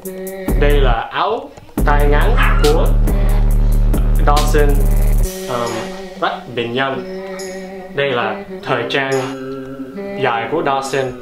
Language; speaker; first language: Vietnamese; early bilingual, heritage; Vietnamese